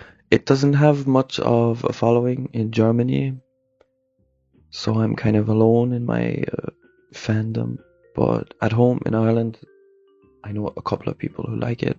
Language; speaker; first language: English; native; English